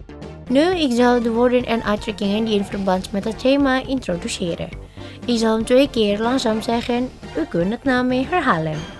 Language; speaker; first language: Dutch; non-native, learner; Indonesian